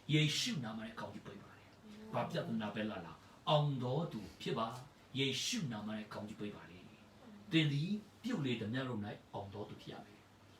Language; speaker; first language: Burmese; non-native, local second language; Tedim Chin